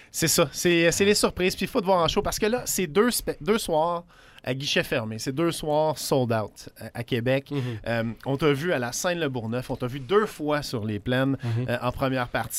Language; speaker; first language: French; native; French